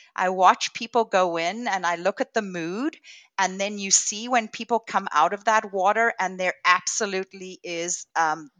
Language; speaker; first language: English; native; English